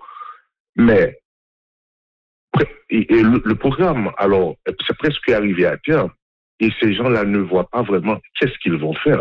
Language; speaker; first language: French; non-native, local second language; Haitian Creole